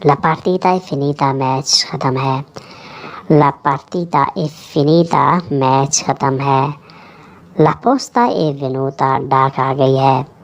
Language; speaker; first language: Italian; non-native, learner; Urdu